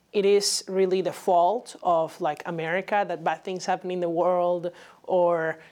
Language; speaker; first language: English; non-native, fluent; Spanish